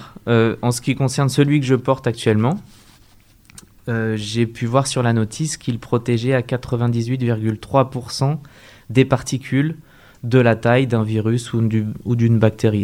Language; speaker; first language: French; native; French